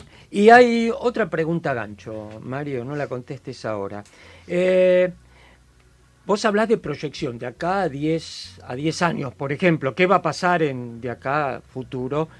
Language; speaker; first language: Spanish; native; Spanish